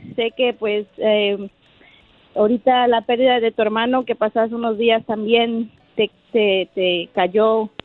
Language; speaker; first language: Spanish; native; Spanish